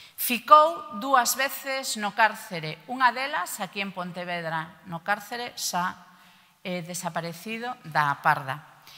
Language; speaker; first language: Galician; native; Galician